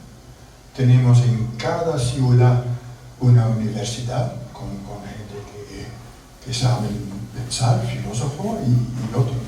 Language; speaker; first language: Spanish; non-native, learner; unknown